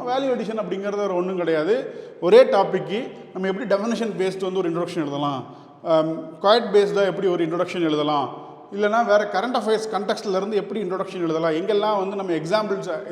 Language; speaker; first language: Tamil; native; Tamil